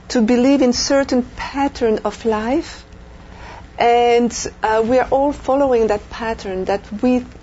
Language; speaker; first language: English; non-native, fluent; French